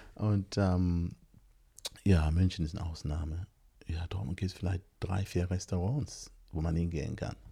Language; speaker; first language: German; non-native, fluent; English